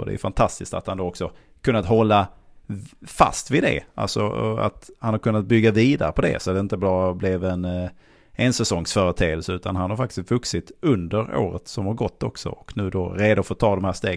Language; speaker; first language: Swedish; native; Swedish